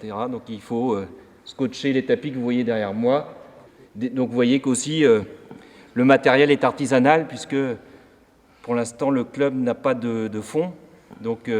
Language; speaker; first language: French; native; French